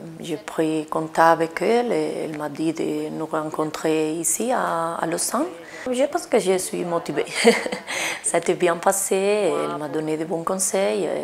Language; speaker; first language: French; non-native, fluent; Spanish